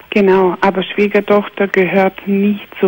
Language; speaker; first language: German; non-native, fluent; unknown